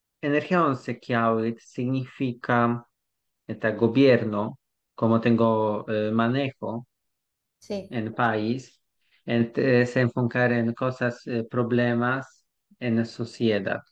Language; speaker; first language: Spanish; non-native, learner; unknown